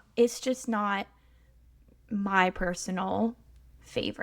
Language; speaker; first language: English; native; English